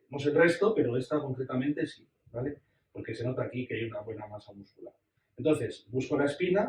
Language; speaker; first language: Spanish; native; Spanish